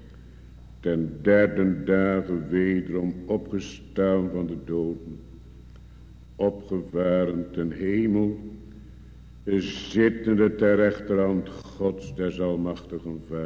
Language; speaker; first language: Dutch; native; Dutch